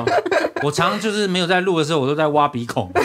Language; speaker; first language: Chinese; native; Chinese